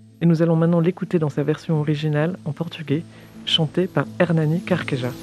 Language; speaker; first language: French; native; French